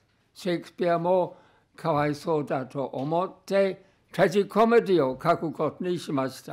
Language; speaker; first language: Japanese; non-native, fluent; English